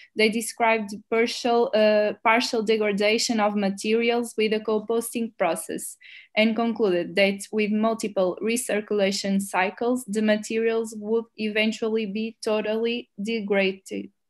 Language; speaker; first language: English; non-native, fluent; Portuguese